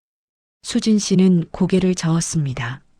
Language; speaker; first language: Korean; native; Korean